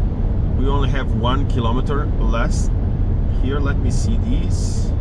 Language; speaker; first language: English; non-native, fluent; Portuguese